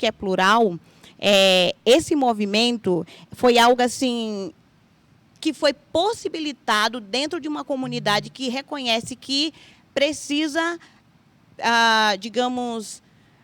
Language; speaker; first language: Portuguese; native; Portuguese